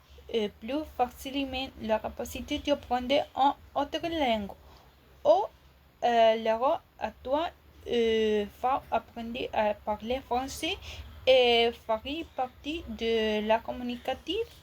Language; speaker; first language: French; non-native, learner; Spanish